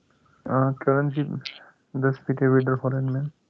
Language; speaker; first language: German; non-native, learner; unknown